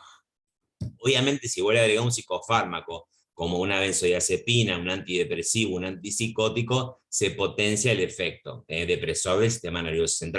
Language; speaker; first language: Spanish; native; Spanish